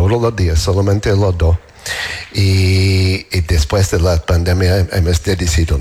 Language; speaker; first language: Spanish; non-native, learner; English